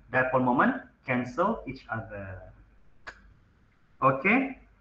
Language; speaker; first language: English; non-native, local second language; Malay